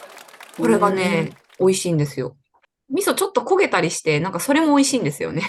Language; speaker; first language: Japanese; native; Japanese